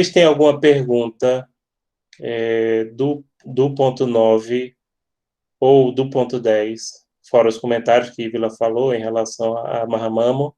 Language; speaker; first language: Portuguese; native; Portuguese